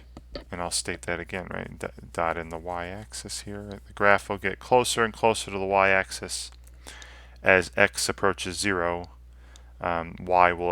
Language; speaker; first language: English; native; English